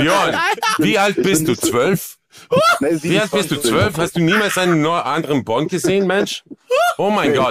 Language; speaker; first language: German; non-native, fluent; Croatian